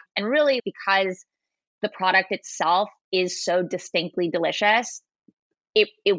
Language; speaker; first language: English; native; English